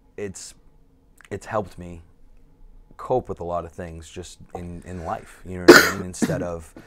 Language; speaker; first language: English; native; English